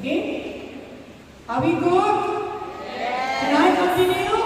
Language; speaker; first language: English; non-native, local second language; Malay